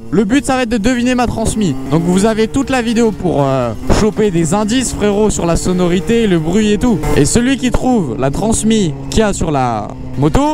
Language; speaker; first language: French; native; French